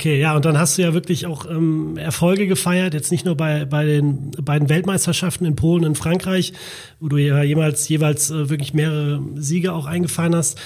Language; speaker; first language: German; native; German